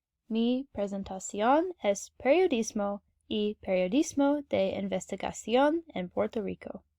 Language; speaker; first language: Spanish; non-native, learner; English